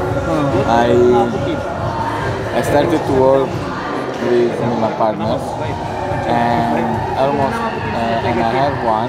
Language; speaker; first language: English; non-native, fluent; Romanian